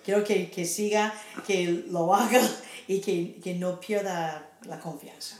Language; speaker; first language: Spanish; non-native, fluent; English